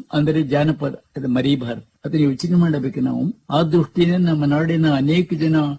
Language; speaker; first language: Kannada; native; Kannada